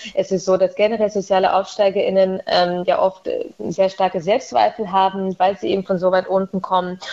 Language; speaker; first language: German; early bilingual, other home language; Russian